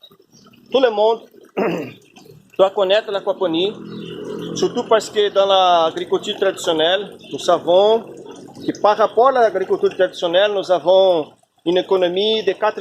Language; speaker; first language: French; non-native, fluent; Portuguese